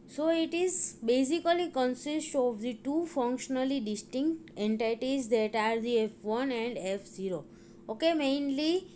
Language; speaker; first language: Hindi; non-native, local second language; Gujarati